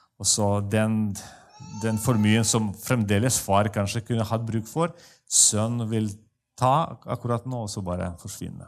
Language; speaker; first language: Norwegian; non-native, fluent; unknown